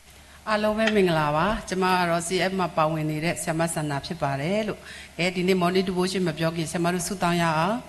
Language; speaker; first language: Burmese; non-native, local second language; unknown